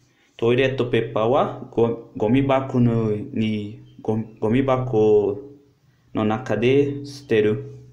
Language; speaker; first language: Japanese; non-native, learner; Portuguese